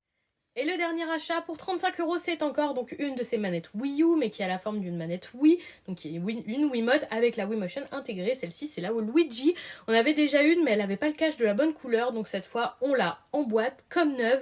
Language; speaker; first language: French; native; French